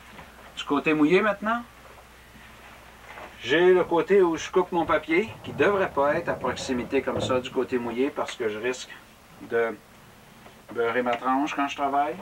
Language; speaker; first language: French; native; French